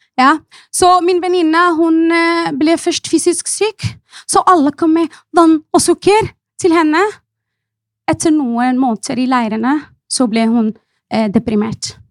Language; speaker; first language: Norwegian; non-native, fluent; Arabic